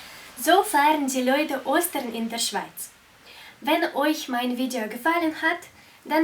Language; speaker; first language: German; non-native, fluent; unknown